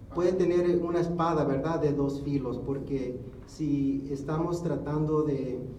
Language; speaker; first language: Spanish; early bilingual, heritage; Spanish